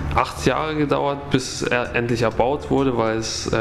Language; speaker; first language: German; native; German